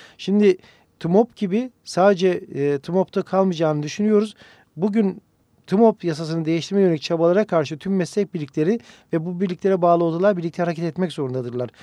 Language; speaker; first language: Turkish; native; Turkish